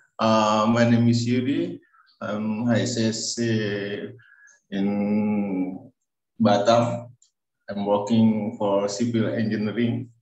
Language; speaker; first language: English; non-native, learner; Indonesian